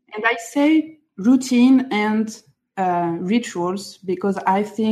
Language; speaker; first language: English; non-native, fluent; French